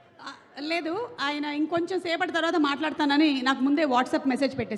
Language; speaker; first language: Telugu; native; Telugu